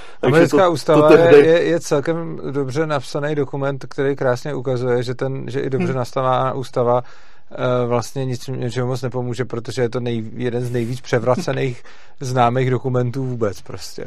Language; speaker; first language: Czech; native; Czech